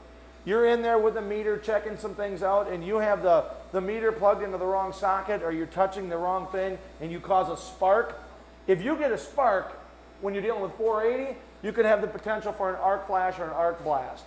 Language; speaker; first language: English; native; English